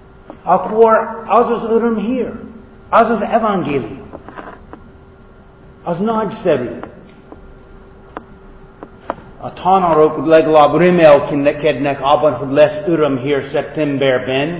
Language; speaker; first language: Hungarian; non-native, fluent; English